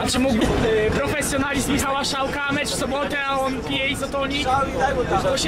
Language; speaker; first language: Polish; native; Polish